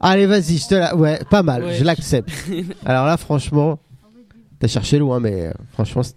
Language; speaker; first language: French; native; French